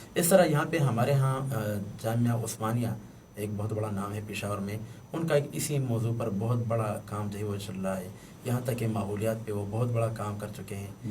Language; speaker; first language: Urdu; non-native, local second language; Pashto